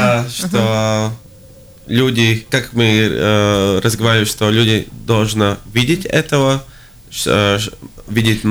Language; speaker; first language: Russian; non-native, local second language; Latvian